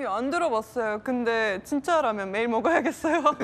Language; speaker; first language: Korean; non-native, fluent; Estonian